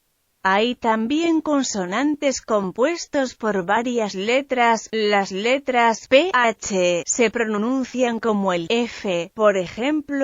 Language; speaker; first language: Spanish; non-native, fluent; French